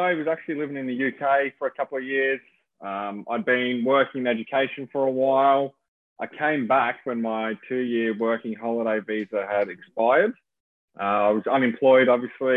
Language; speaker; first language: English; native; English